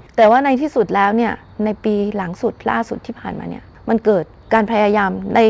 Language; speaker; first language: Thai; native; Thai